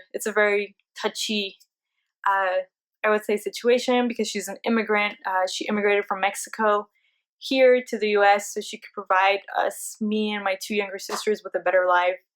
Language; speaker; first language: English; early bilingual, other home language; Spanish